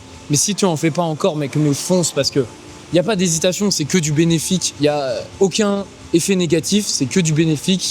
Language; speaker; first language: French; native; French